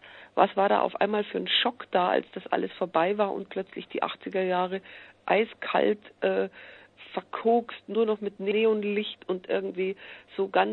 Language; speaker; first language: German; native; German